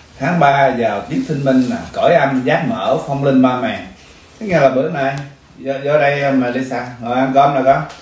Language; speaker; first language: Vietnamese; early bilingual, heritage; Vietnamese